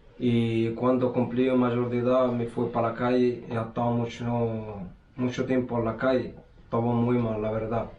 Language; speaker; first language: Spanish; non-native, learner; Arabic